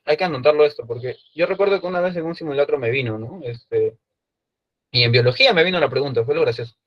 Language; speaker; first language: Spanish; native; Spanish